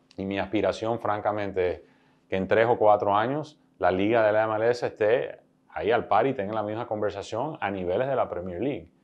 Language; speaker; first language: Spanish; early bilingual, heritage; Spanish